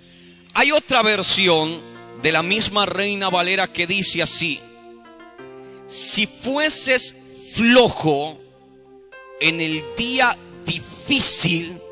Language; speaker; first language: Spanish; native; Spanish